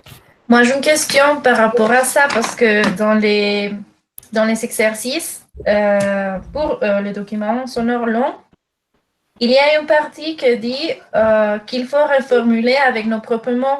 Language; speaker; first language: French; non-native, fluent; Spanish